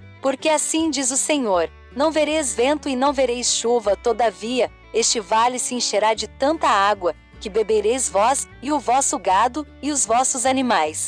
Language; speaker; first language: Portuguese; native; Portuguese